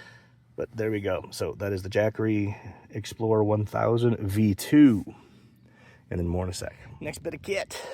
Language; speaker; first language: English; native; English